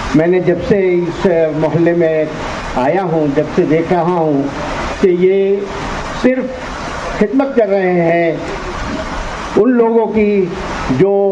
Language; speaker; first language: Hindi; non-native, local second language; Urdu